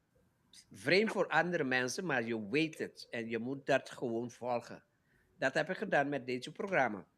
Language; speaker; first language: Dutch; non-native, local second language; Papiamento